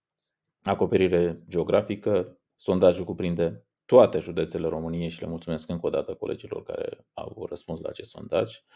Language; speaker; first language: Romanian; native; Romanian